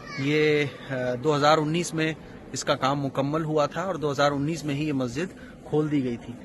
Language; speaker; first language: Urdu; native; Urdu